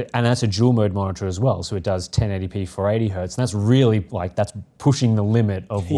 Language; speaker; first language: English; native; English